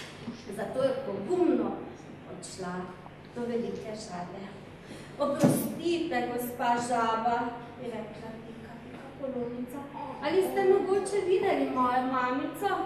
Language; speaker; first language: Slovenian; native; Slovenian